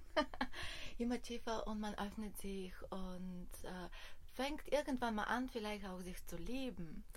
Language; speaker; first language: German; non-native, fluent; Bulgarian